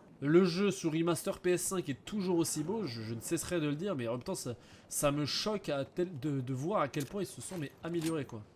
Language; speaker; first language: French; native; French